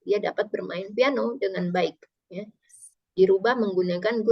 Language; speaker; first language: Indonesian; native; Indonesian